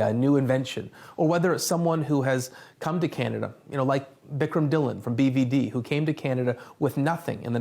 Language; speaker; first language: English; native; English